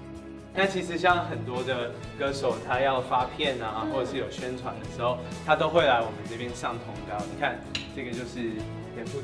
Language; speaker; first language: Chinese; native; Chinese